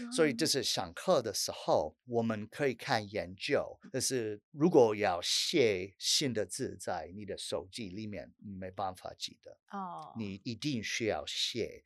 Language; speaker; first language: Chinese; non-native, fluent; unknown